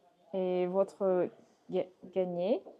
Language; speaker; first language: French; non-native, learner; Russian